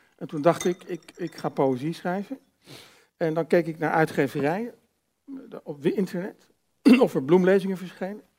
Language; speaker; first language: Dutch; native; Dutch